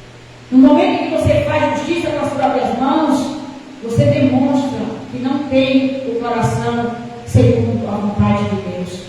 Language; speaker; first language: Portuguese; native; Portuguese